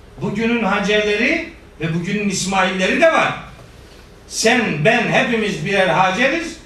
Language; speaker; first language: Turkish; native; Turkish